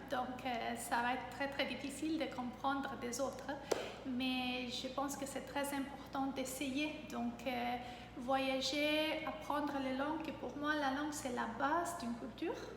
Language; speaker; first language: French; non-native, fluent; German